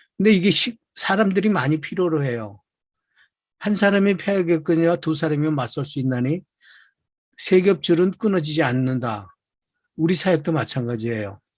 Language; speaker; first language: Korean; native; Korean